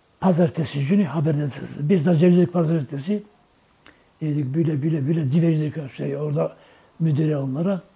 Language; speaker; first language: Turkish; native; Turkish